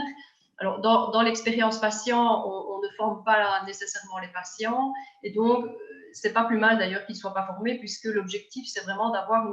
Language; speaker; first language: French; native; French